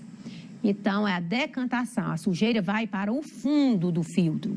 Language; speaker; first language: Portuguese; native; Portuguese